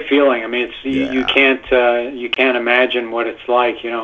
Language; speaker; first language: English; non-native, fluent; Italian